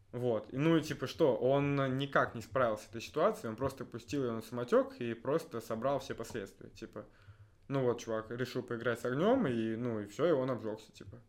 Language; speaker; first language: Russian; native; Russian